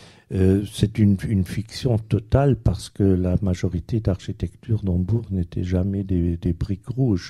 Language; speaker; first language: French; non-native, fluent; German